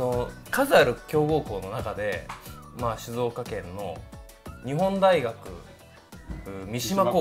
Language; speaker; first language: Japanese; native; Japanese